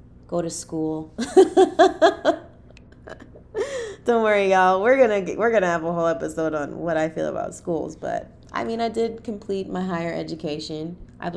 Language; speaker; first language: English; native; English